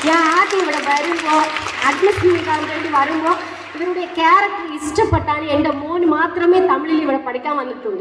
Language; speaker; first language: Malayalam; non-native, learner; Tamil